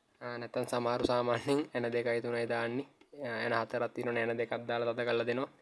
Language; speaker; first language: Sinhala; native; Sinhala